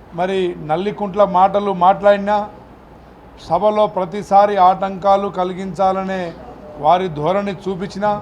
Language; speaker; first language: Telugu; non-native, local second language; Lambadi